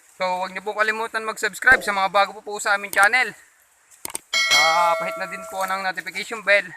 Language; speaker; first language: Filipino; native; Filipino